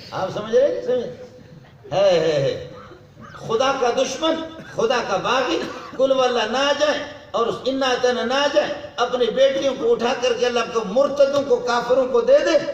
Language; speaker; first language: Urdu; non-native, local second language; Brahui